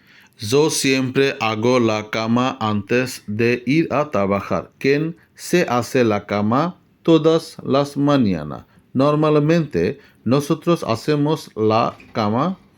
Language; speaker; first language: Spanish; non-native, fluent; Bangla